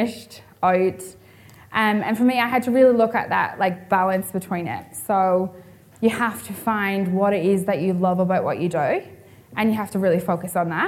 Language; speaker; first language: English; native; English